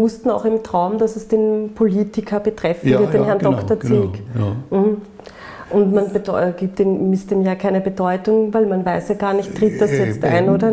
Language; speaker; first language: German; native; German